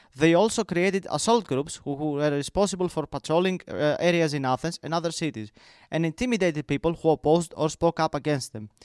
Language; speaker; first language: English; non-native, fluent; Greek